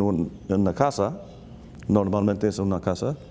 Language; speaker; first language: Spanish; non-native, fluent; English